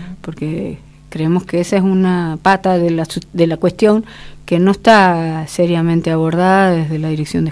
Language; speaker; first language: Spanish; native; Spanish